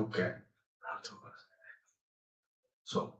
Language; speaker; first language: English; non-native, learner; Italian